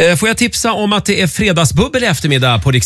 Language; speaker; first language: Swedish; native; Swedish